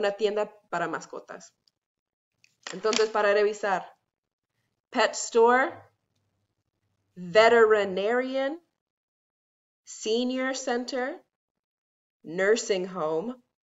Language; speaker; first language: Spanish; non-native, fluent; English